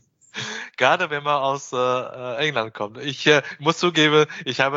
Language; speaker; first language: German; non-native, fluent; Chinese